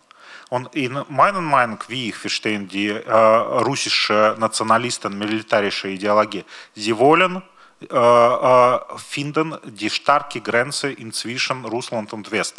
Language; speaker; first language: German; non-native, learner; Russian